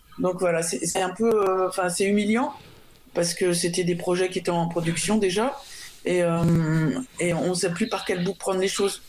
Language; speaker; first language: French; native; French